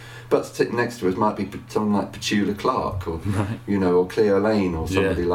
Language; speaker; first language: English; native; English